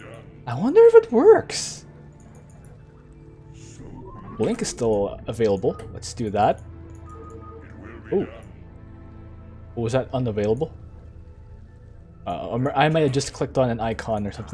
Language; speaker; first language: English; native; English